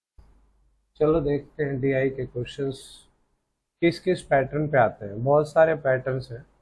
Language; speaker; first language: Hindi; native; Hindi